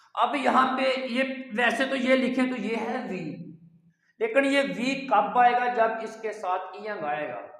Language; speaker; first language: Urdu; non-native, local second language; Punjabi